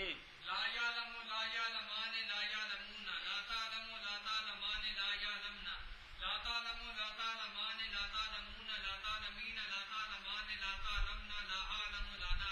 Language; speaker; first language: Arabic; non-native, learner; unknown